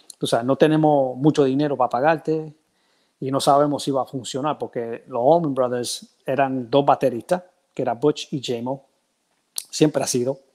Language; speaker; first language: Spanish; early bilingual, heritage; Spanish